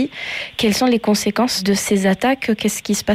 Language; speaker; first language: French; native; French